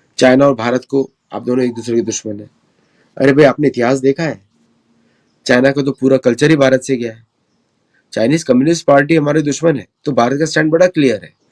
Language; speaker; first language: Hindi; native; Hindi